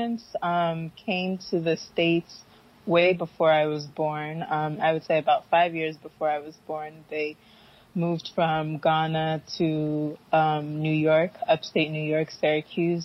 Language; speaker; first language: English; early bilingual, other home language; Akan